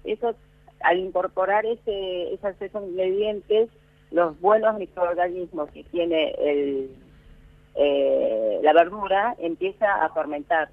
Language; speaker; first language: Spanish; early bilingual, other home language; Korean